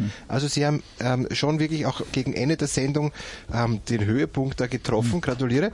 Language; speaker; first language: German; native; German